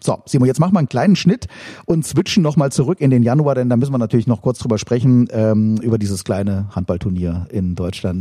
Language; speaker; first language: German; native; German